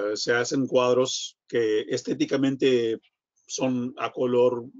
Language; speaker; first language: Spanish; non-native, fluent; English